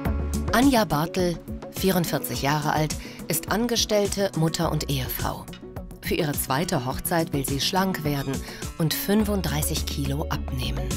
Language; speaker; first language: German; native; German